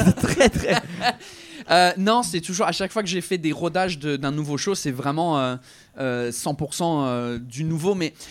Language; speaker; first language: French; non-native, fluent; English